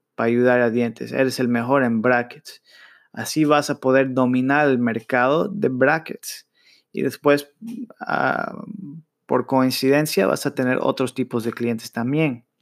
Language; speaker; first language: Spanish; early bilingual, heritage; Spanish